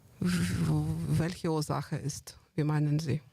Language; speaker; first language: German; non-native, fluent; Ukrainian